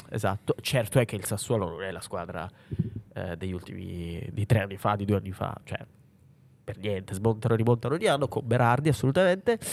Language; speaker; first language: Italian; native; Italian